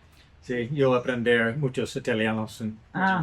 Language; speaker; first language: Spanish; non-native, learner; English